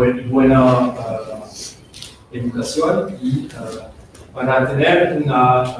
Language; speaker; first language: Spanish; non-native, learner; French